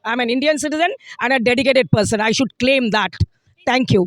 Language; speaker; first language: English; non-native, local second language; Bangla